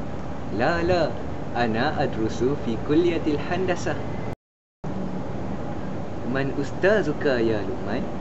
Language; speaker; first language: Arabic; non-native, learner; Malay